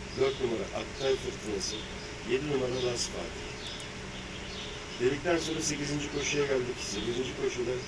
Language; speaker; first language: Turkish; native; Turkish